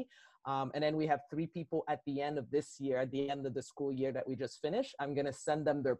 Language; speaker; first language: English; native; English